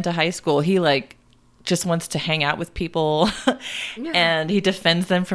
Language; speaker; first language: English; native; English